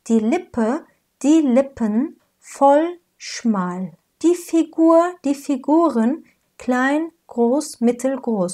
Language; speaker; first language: German; non-native, fluent; Turkish